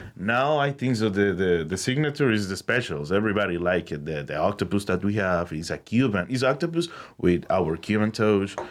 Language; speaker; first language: English; non-native, learner; Spanish